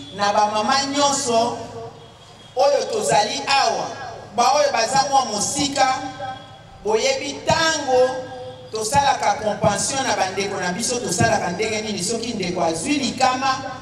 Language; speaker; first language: Lingala; native; Lingala